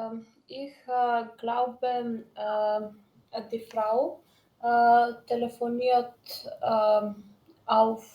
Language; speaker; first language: German; non-native, learner; Macedonian